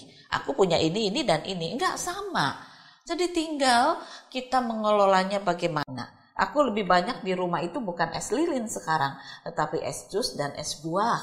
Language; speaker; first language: Indonesian; native; Indonesian